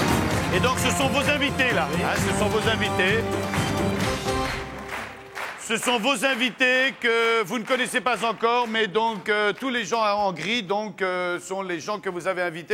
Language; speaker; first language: French; native; French